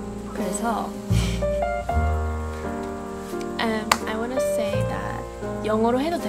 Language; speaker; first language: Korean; non-native, fluent; English